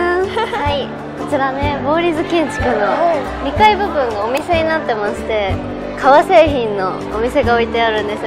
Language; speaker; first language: Japanese; native; Japanese